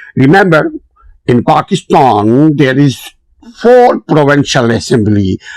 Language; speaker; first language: English; non-native, local second language; Urdu